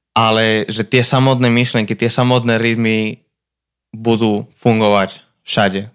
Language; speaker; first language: Slovak; non-native, fluent; Spanish